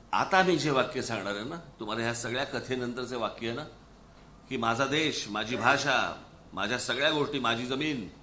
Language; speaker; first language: Marathi; native; Marathi